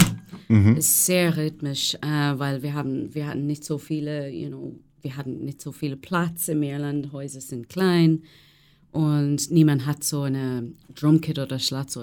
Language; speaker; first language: German; non-native, learner; English